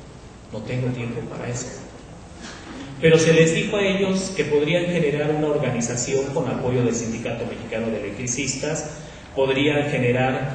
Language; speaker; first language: Spanish; native; Spanish